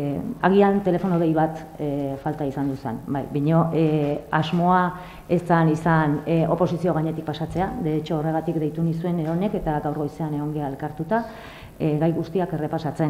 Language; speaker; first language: Basque; native; Basque